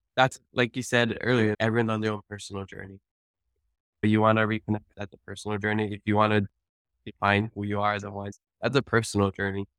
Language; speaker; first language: English; early bilingual, other home language; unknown